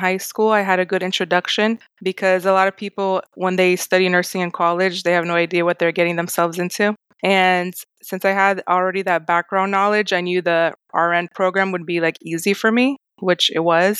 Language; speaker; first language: English; native; English